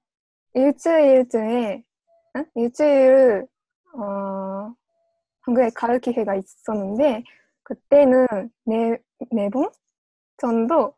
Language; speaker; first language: Korean; non-native, learner; Japanese